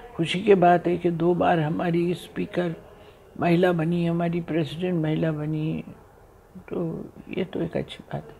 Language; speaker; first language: Hindi; native; Hindi